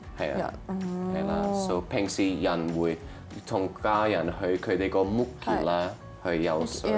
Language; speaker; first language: Cantonese; non-native, local second language; French